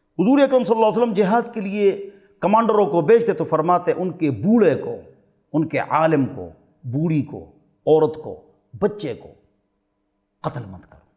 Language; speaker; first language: Urdu; non-native, local second language; Pashto